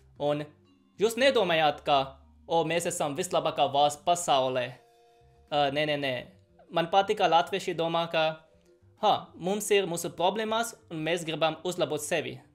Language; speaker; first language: Latvian; non-native, fluent; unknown